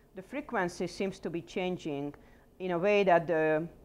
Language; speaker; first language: English; non-native, fluent; Hungarian